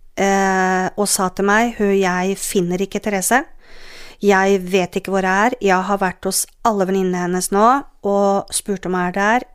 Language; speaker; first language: Norwegian; native; Norwegian